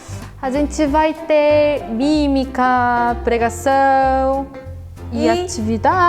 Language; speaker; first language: Portuguese; non-native, fluent; Korean